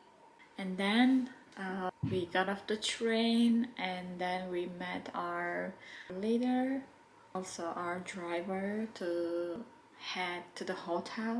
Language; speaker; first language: English; non-native, fluent; Chinese